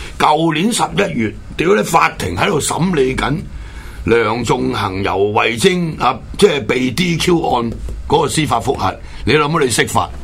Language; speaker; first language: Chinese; non-native, local second language; Cantonese